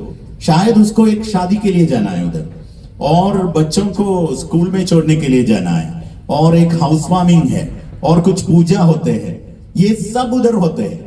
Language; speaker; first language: Hindi; non-native, learner; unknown